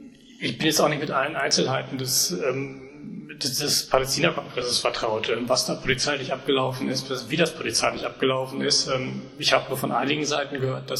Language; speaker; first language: German; native; German